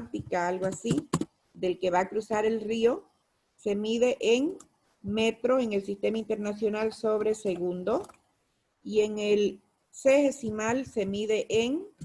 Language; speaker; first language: Spanish; native; Spanish